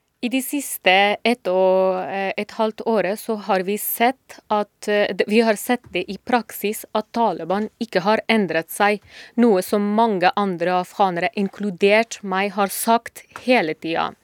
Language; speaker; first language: Norwegian; non-native, fluent; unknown